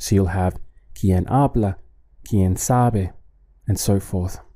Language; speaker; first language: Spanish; non-native, fluent; English